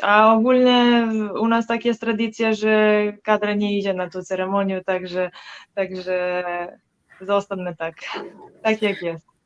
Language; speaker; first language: Polish; non-native, learner; Serbian